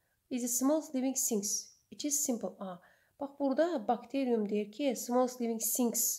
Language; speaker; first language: English; non-native, fluent; Azerbaijani